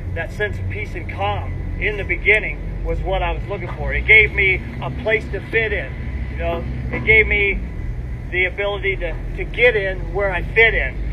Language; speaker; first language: English; native; English